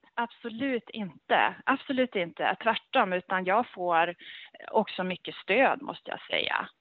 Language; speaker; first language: Swedish; native; Swedish